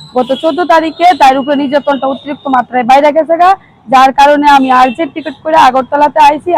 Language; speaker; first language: Bangla; native; Bangla